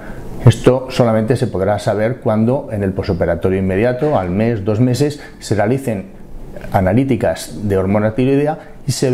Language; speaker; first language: Spanish; native; Spanish